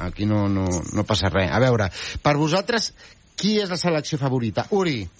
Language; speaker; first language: Catalan; native; Catalan